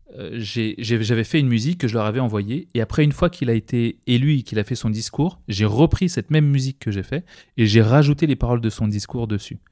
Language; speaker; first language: French; native; French